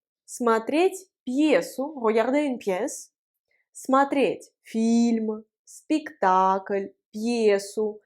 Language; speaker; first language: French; non-native, fluent; Russian